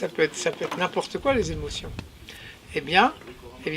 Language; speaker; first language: French; native; French